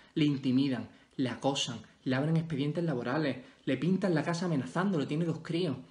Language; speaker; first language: Spanish; native; Spanish